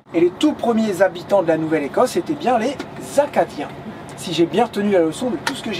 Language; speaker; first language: French; native; French